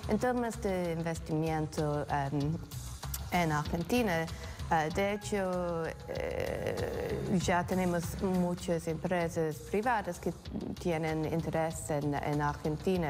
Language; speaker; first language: Spanish; non-native, fluent; English